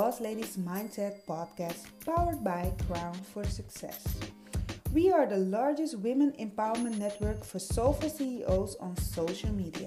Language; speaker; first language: English; non-native, fluent; Dutch